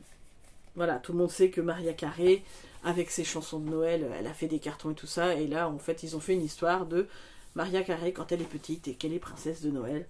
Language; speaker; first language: French; native; French